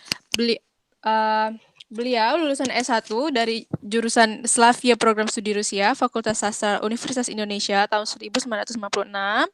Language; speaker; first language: Indonesian; native; Indonesian